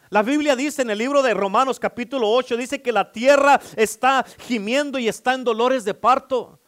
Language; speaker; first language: Spanish; native; Spanish